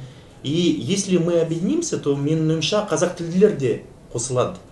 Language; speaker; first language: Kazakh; non-native, fluent; Russian